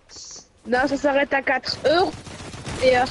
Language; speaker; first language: French; native; French